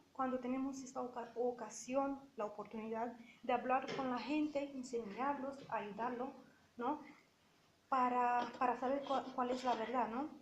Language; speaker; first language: Spanish; non-native, fluent; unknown